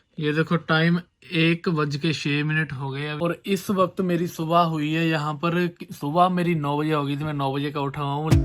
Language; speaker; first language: Hindi; non-native, local second language; Punjabi